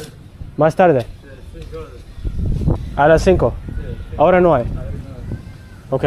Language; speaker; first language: Spanish; non-native, learner; English